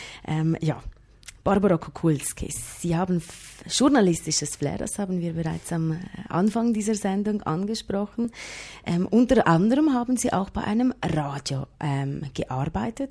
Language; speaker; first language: German; native; German